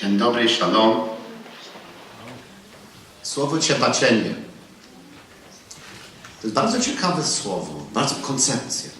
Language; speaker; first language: Polish; non-native, learner; English